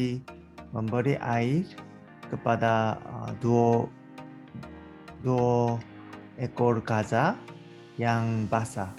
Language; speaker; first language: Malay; non-native, learner; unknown